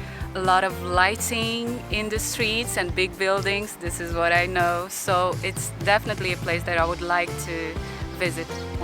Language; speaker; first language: English; non-native, fluent; Portuguese